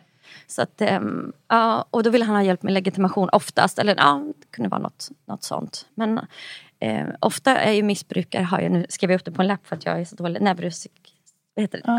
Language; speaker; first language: Swedish; native; Swedish